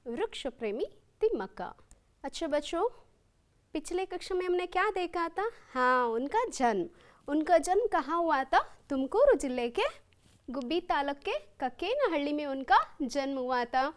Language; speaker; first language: Hindi; non-native, local second language; Kannada